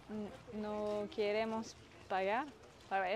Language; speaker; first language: Spanish; non-native, learner; Danish